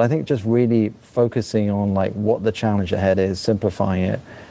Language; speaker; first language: English; native; English